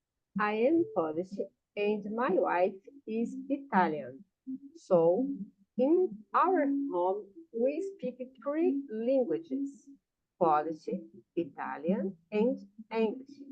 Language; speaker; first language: English; non-native, learner; Portuguese